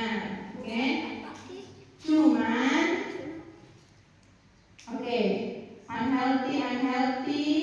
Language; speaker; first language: English; non-native, learner; Indonesian